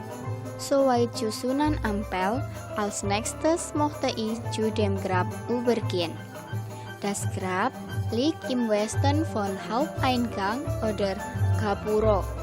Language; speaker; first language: German; non-native, learner; Indonesian